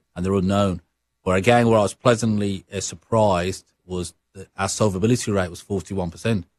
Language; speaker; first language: English; native; English